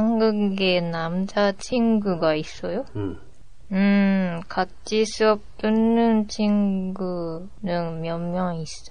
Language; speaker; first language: Korean; non-native, learner; Japanese